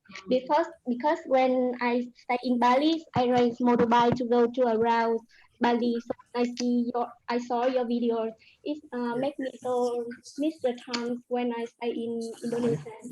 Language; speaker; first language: English; non-native, fluent; Vietnamese